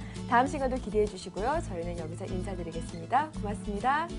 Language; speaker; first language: Korean; native; Korean